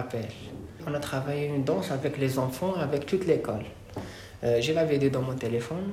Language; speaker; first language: French; non-native, local second language; Arabic